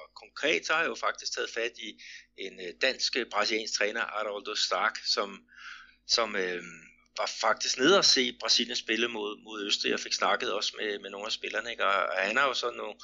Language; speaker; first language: Danish; native; Danish